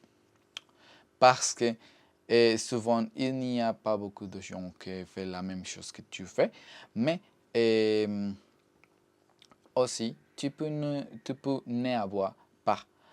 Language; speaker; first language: French; non-native, learner; Spanish